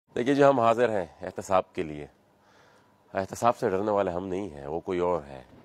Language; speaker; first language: Urdu; non-native, local second language; Pashto